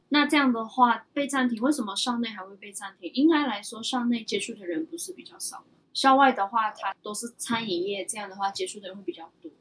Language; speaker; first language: Chinese; early bilingual, heritage; Chinese